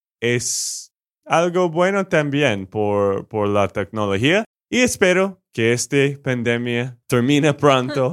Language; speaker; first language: Spanish; non-native, fluent; English